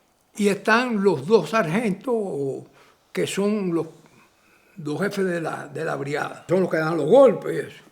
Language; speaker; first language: Spanish; native; Spanish